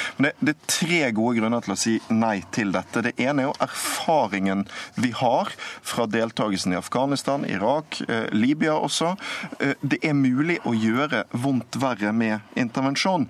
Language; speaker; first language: Norwegian; native; Norwegian